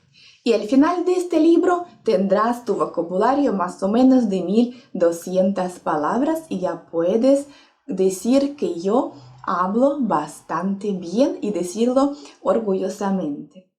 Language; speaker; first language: Spanish; non-native, fluent; Russian